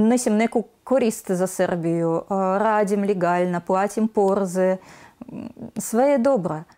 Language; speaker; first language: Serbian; non-native, learner; Russian